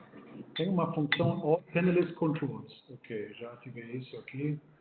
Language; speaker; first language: Portuguese; non-native, fluent; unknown